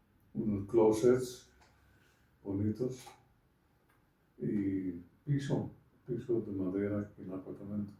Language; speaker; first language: Spanish; non-native, fluent; Dutch